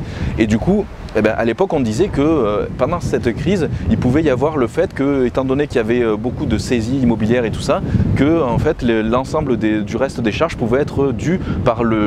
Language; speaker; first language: French; native; French